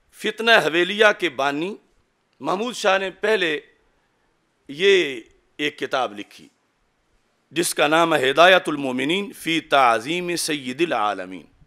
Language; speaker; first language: Urdu; non-native, local second language; Punjabi